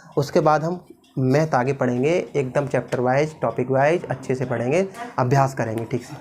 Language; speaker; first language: Hindi; native; Hindi